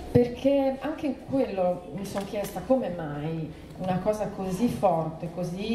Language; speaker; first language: Italian; non-native, fluent; Croatian